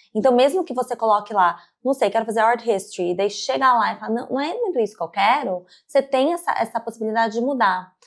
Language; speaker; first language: Portuguese; native; Portuguese